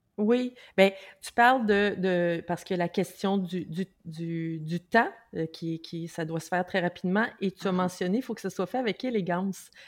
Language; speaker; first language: French; native; French